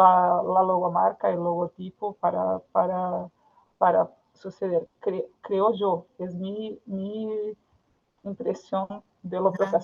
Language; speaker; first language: Spanish; non-native, fluent; Portuguese